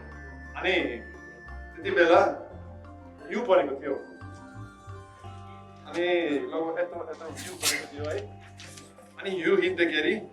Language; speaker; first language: Nepali; non-native, learner; English